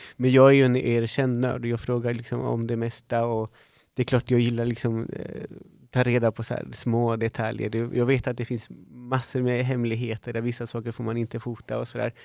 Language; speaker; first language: Swedish; non-native, fluent; Spanish